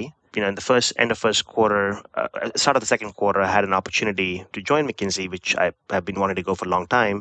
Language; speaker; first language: English; non-native, local second language; Hindi